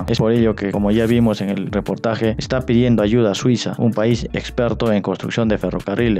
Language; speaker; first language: Spanish; native; Spanish